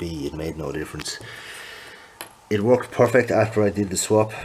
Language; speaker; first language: English; native; English